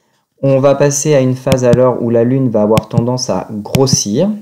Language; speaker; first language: French; native; French